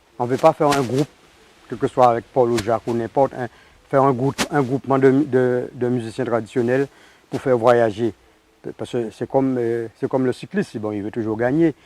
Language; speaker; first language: French; native; French